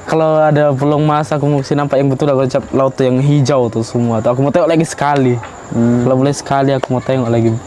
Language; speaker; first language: Malay; early bilingual, other home language; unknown